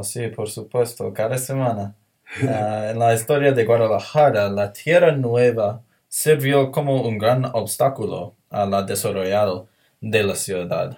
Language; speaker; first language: Spanish; non-native, learner; English